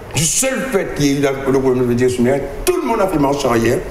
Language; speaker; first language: French; native; French